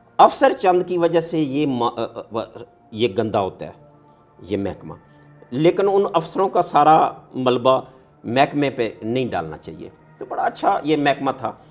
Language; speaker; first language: Urdu; non-native, local second language; Punjabi